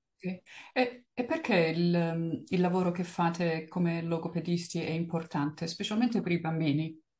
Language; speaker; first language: Italian; early bilingual, heritage; Italian